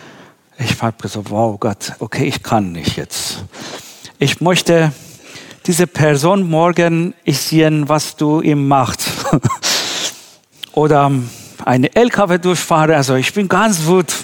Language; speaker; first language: German; non-native, learner; Persian